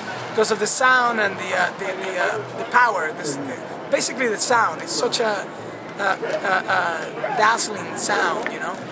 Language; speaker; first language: English; non-native, fluent; Spanish